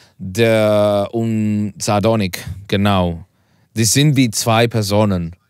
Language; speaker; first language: German; non-native, learner; Spanish